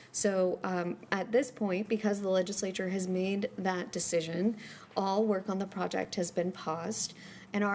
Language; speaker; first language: English; native; English